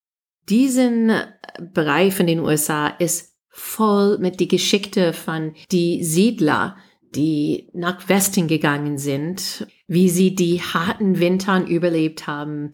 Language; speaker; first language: German; non-native, fluent; English